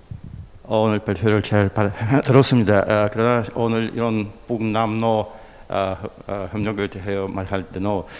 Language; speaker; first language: Korean; non-native, learner; Russian